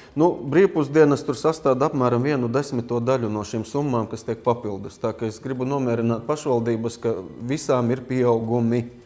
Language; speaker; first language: Latvian; native; Latvian